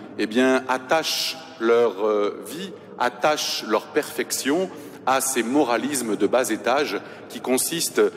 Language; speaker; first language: French; native; French